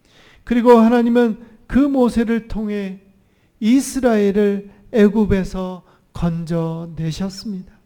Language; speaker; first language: Korean; native; Korean